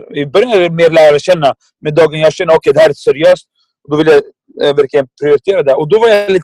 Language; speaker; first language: Swedish; non-native, fluent; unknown